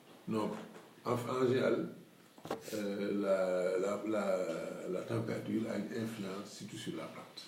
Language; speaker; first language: French; non-native, local second language; Wolof